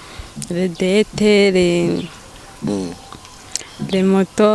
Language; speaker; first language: French; non-native, learner; Rundi